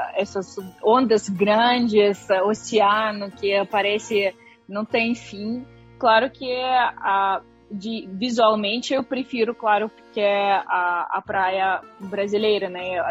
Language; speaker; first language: Portuguese; non-native, fluent; Russian